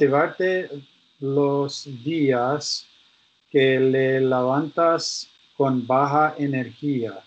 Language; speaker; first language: Spanish; non-native, learner; English